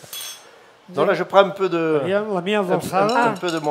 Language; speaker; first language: French; native; French